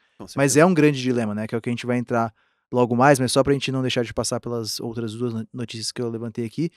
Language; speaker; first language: Portuguese; native; Portuguese